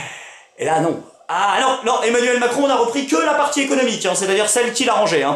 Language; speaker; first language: French; native; French